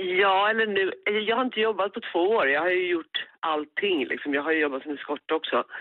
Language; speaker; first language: Swedish; native; Swedish